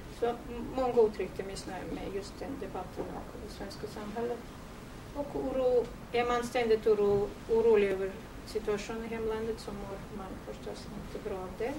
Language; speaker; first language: Swedish; non-native, fluent; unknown